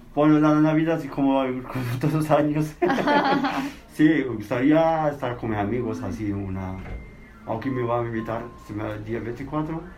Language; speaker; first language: Spanish; non-native, learner; Arabic